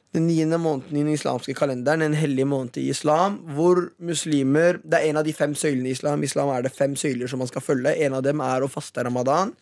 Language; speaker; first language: Norwegian; early bilingual, other home language; Arabic